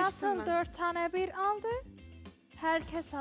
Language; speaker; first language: Turkish; non-native, learner; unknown